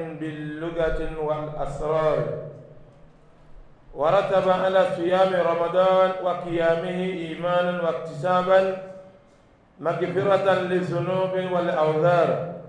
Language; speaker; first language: Arabic; non-native, fluent; Yoruba